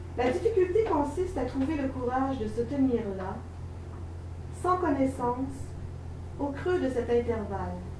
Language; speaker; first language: French; native; French